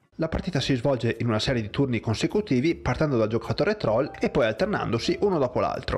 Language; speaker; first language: Italian; native; Italian